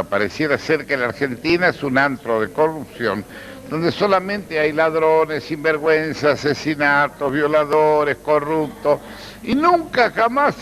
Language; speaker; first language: Spanish; native; Spanish